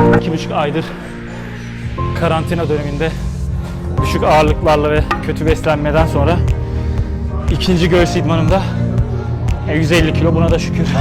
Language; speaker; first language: Turkish; native; Turkish